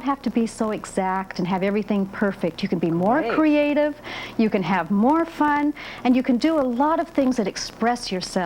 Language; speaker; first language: English; native; English